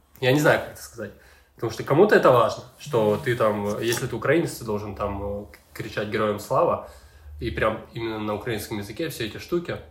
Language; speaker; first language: Russian; native; Russian